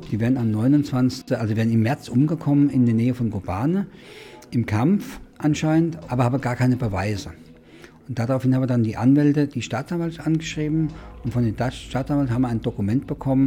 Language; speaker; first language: German; native; German